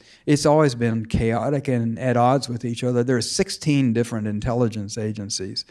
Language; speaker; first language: English; native; English